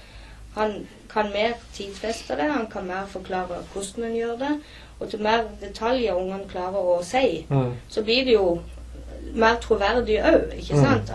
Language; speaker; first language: Norwegian; native; Norwegian